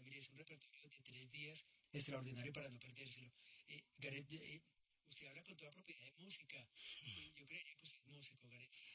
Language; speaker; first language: Spanish; native; Spanish